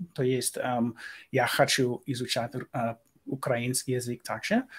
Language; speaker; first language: Russian; non-native, learner; English